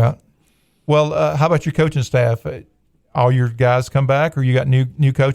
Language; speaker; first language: English; native; English